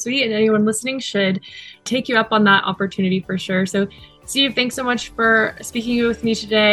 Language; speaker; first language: English; native; English